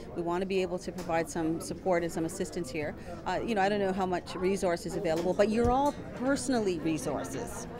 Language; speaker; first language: English; native; English